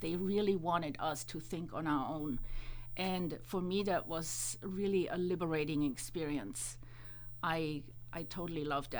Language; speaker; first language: English; non-native, fluent; German